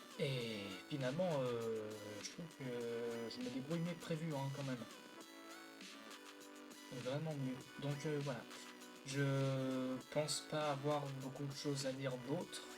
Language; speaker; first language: French; native; French